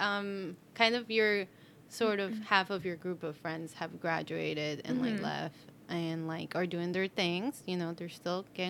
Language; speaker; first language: English; non-native, fluent; Spanish